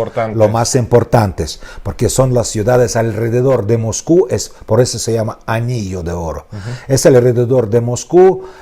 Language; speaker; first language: Spanish; non-native, fluent; Russian